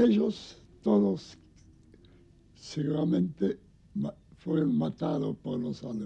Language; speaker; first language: Spanish; non-native, learner; Yiddish